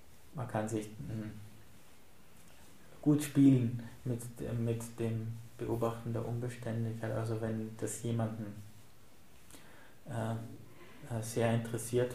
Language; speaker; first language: German; native; German